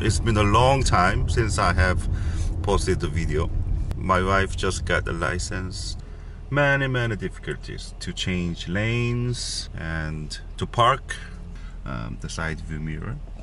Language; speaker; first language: English; non-native, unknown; Korean